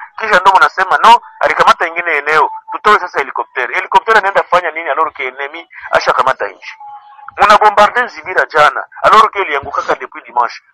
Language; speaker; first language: Swahili; native; Swahili